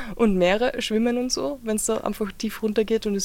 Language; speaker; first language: German; native; German